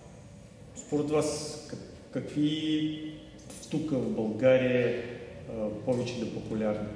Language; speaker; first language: Bulgarian; non-native, learner; Russian